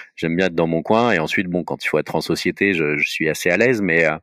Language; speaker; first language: French; native; French